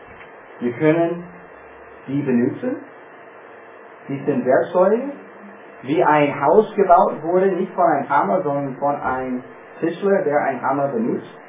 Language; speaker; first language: German; non-native, fluent; English